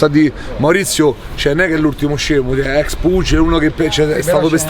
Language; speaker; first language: Italian; native; Italian